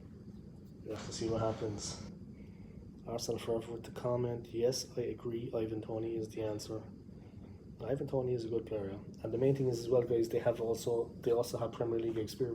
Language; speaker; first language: English; native; English